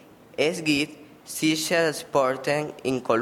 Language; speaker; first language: German; non-native, learner; Spanish